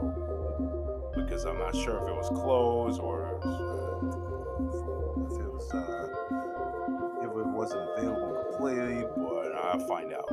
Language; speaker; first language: English; native; English